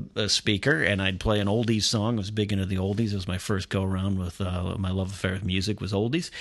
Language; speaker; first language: English; native; English